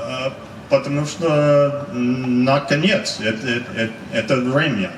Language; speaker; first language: Russian; non-native, learner; English